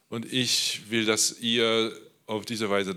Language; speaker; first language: German; non-native, learner; Polish